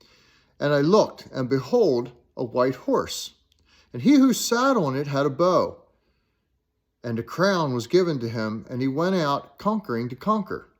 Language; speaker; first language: English; native; English